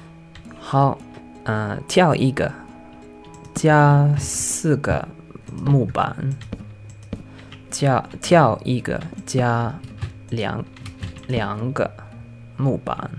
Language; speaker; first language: Chinese; non-native, learner; English